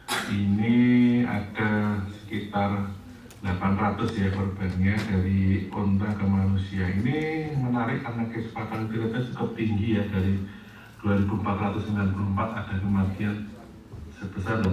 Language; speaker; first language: Indonesian; native; Indonesian